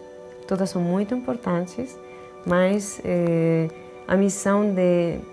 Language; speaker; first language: Portuguese; non-native, fluent; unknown